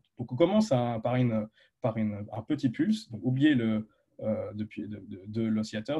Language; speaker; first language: French; native; French